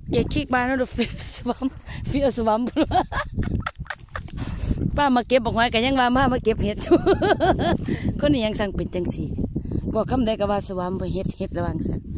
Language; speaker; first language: Danish; non-native, learner; Thai